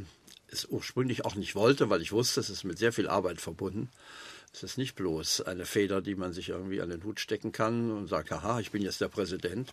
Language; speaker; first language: German; native; German